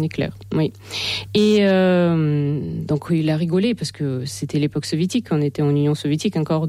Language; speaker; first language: French; non-native, fluent; Russian